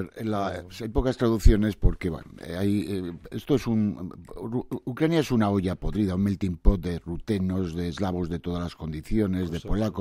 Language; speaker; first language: Spanish; native; Spanish